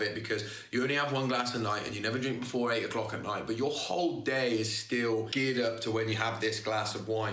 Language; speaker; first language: English; native; English